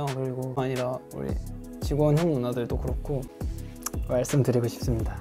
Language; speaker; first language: Korean; native; Korean